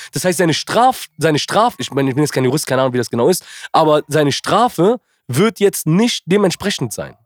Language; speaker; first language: German; early bilingual, other home language; Arabic